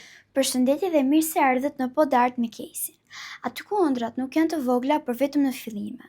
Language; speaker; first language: Albanian; native; Albanian